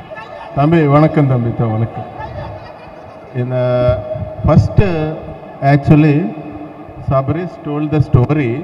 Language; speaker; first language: Tamil; non-native, learner; Telugu